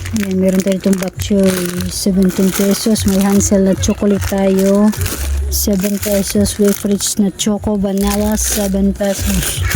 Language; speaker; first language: Filipino; non-native, local second language; Cebuano